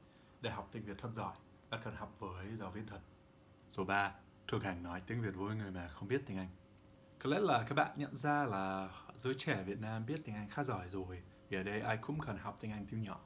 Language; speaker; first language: Vietnamese; non-native, learner; English